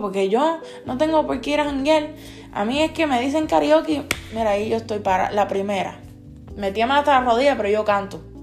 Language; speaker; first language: Spanish; early bilingual, heritage; Spanish